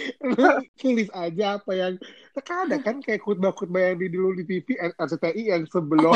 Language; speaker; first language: Indonesian; native; Indonesian